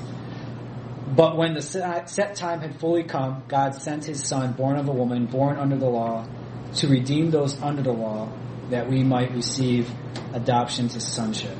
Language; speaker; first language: English; native; English